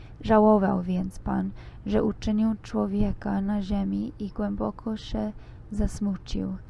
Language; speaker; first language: Polish; non-native, learner; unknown